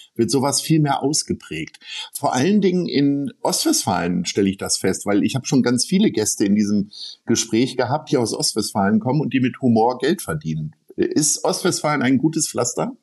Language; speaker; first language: German; native; German